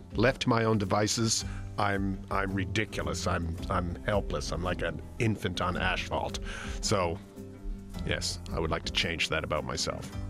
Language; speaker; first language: English; native; English